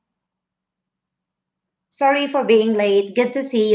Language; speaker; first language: English; non-native, local second language; Filipino